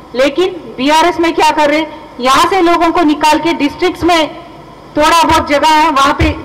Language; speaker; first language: Hindi; non-native, local second language; Telugu